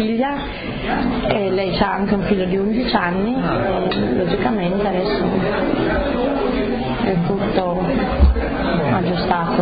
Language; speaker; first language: Italian; native; Italian